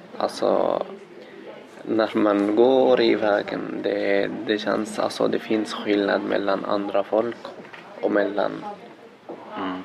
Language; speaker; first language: Swedish; non-native, learner; Arabic